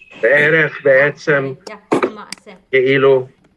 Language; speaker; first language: Hebrew; non-native, fluent; English